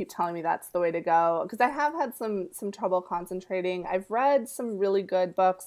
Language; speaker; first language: English; early bilingual, other home language; Spanish